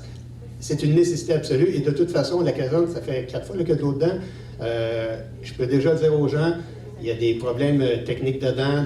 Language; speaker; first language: French; native; French